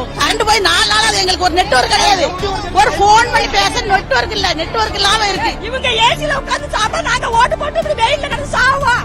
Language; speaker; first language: Tamil; native; Tamil